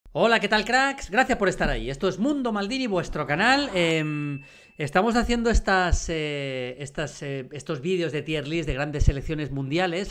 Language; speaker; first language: Spanish; native; Spanish